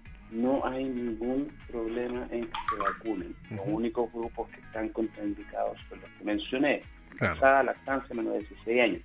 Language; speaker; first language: Spanish; native; Spanish